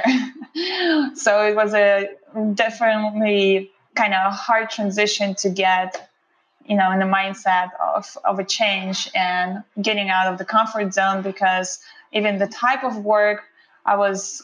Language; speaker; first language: English; non-native, fluent; Russian